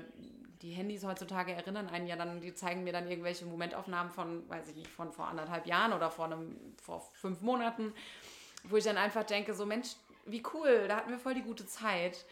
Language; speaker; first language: German; native; German